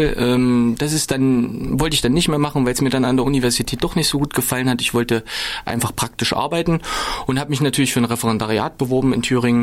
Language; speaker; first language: German; native; German